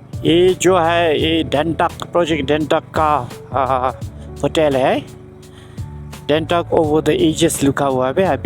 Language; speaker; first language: Hindi; non-native, fluent; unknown